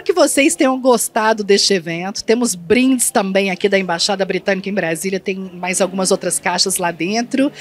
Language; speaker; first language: Portuguese; native; Portuguese